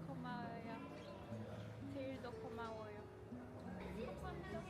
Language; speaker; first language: Korean; non-native, fluent; French